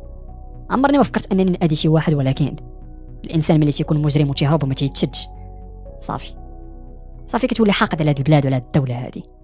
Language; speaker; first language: Arabic; native; Arabic